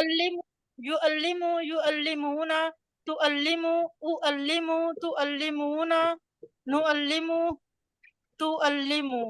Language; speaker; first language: Arabic; non-native, learner; Urdu